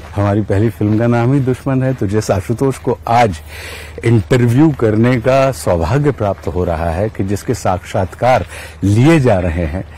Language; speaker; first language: Hindi; native; Hindi